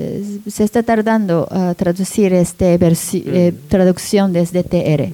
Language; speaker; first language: Spanish; non-native, learner; Japanese